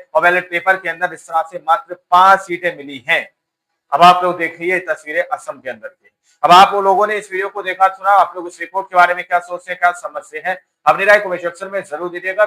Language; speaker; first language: Hindi; native; Hindi